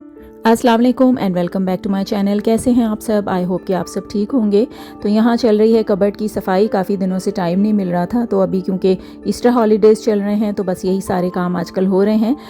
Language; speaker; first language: Urdu; native; Urdu